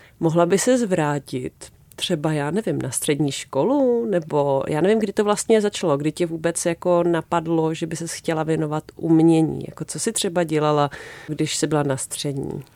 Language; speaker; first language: Czech; native; Czech